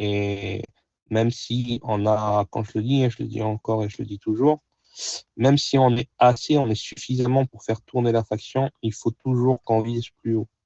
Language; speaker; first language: French; native; French